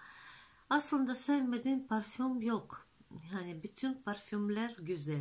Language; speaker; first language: Turkish; non-native, fluent; Russian